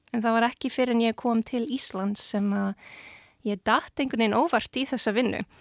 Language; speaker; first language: Icelandic; non-native, fluent; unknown